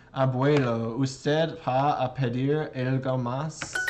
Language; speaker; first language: Spanish; non-native, learner; English